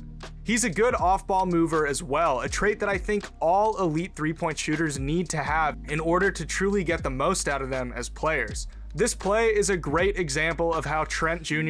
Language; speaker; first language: English; native; English